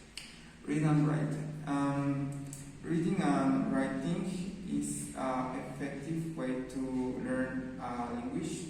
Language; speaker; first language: English; non-native, learner; Spanish